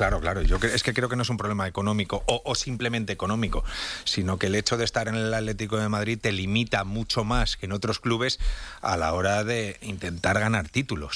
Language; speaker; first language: Spanish; native; Spanish